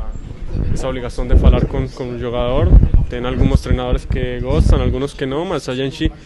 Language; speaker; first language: Portuguese; non-native, fluent; Spanish